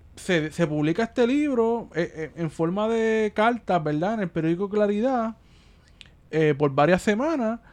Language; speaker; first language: Spanish; native; Spanish